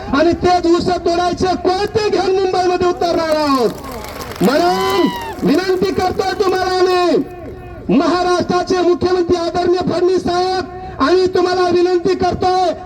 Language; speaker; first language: Marathi; non-native, local second language; Lambadi